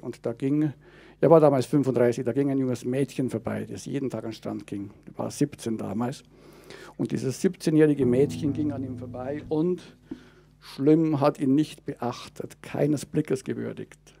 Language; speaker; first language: German; native; German